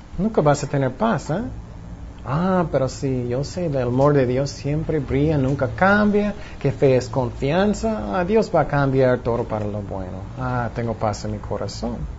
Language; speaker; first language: Spanish; non-native, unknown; English